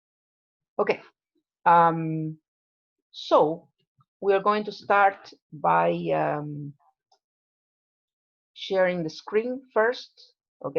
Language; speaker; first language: English; non-native, fluent; Spanish